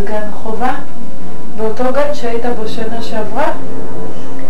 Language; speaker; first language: Hebrew; native; Hebrew